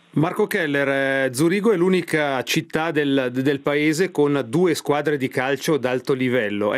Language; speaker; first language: Italian; native; Italian